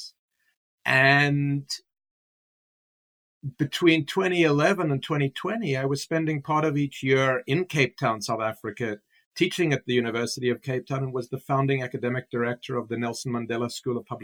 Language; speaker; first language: English; native; English